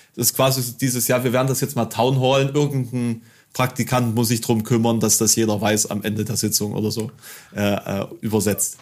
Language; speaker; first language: German; native; German